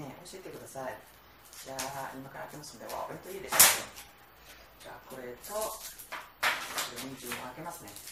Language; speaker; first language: Japanese; non-native, learner; Nepali